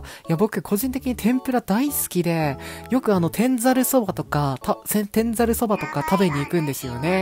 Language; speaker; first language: Japanese; native; Japanese